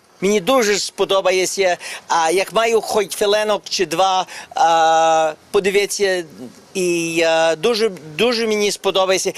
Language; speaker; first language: Ukrainian; early bilingual, heritage; Ukrainian